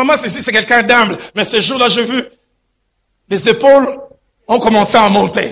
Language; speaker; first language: French; non-native, local second language; Lingala